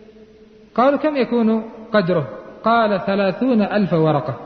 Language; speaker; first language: Arabic; native; Arabic